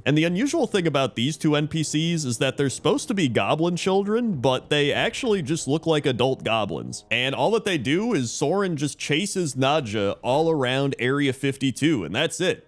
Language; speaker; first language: English; native; English